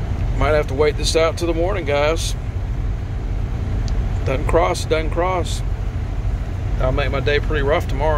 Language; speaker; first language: English; native; English